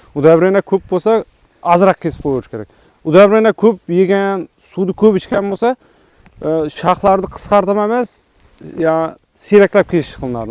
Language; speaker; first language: Uzbek; native; Uzbek